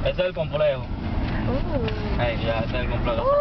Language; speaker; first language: Spanish; native; Spanish